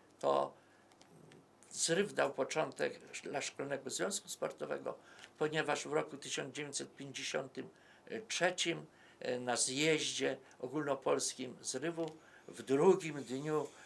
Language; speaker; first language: Polish; native; Polish